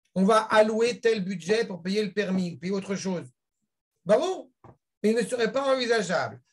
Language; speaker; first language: French; native; French